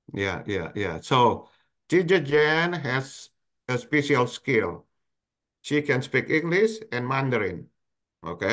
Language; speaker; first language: English; non-native, local second language; Indonesian